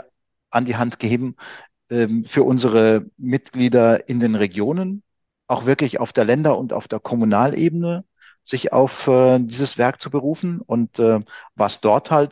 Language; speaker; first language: German; native; German